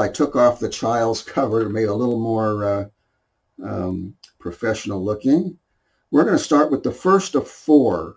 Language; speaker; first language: English; native; English